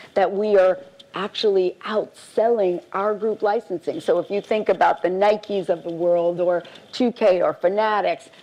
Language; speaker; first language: English; native; English